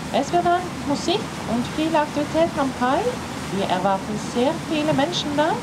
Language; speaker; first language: German; non-native, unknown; Norwegian